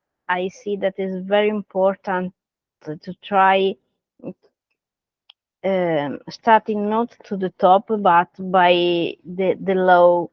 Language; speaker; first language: English; non-native, learner; Italian